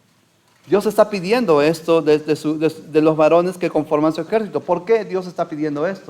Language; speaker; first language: Spanish; native; Spanish